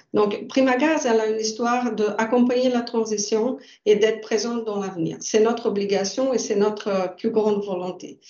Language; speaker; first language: French; non-native, fluent; Portuguese